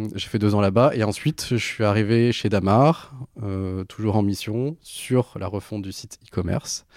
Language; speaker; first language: French; native; French